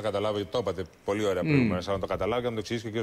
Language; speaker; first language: Greek; native; Greek